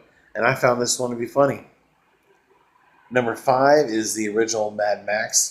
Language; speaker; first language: English; native; English